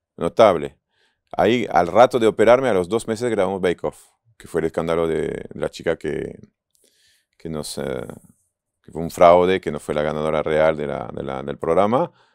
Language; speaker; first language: Spanish; non-native, fluent; French